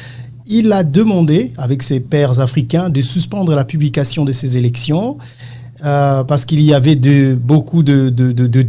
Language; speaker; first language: French; non-native, local second language; Lingala